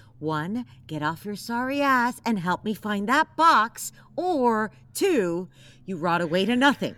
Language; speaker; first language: English; early bilingual, other home language; Spanish